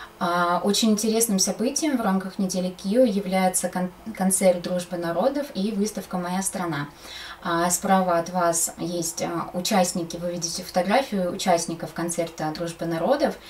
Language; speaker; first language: Russian; native; Russian